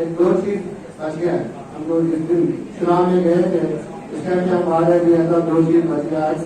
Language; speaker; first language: Hindi; non-native, local second language; Telugu